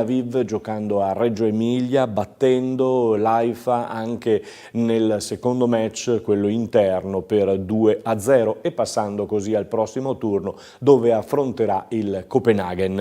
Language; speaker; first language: Italian; native; Italian